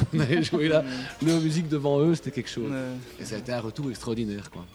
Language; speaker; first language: French; native; French